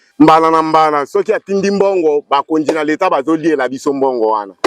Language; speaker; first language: Lingala; native; Lingala